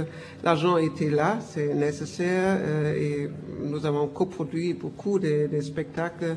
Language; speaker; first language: French; non-native, fluent; German